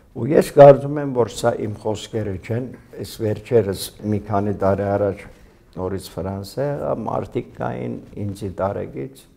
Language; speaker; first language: Armenian; early bilingual, heritage; Armenian